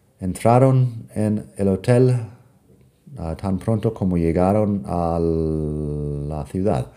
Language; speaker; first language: Spanish; non-native, fluent; English